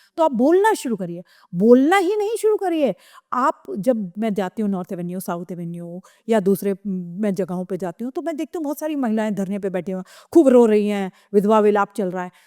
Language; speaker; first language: Hindi; native; Hindi